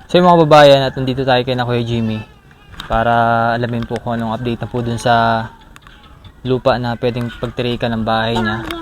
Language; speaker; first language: Filipino; native; Filipino